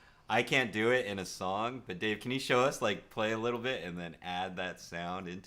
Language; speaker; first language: English; native; English